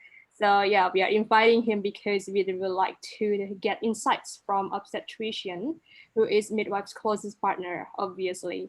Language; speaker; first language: English; non-native, local second language; Indonesian